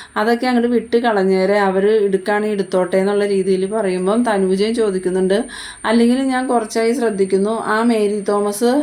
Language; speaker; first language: Malayalam; native; Malayalam